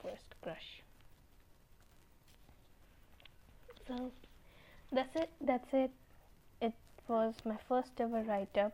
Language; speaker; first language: English; non-native, local second language; Hindi